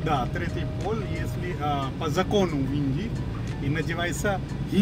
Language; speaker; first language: Russian; non-native, fluent; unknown